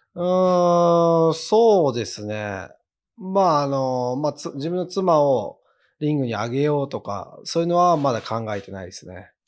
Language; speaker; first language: Japanese; native; Japanese